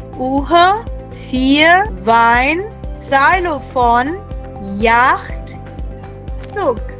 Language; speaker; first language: German; non-native, fluent; Hindi